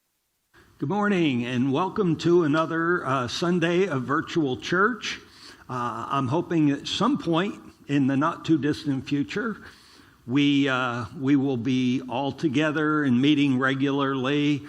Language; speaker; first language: English; native; English